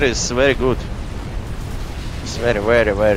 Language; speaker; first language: English; non-native, learner; Russian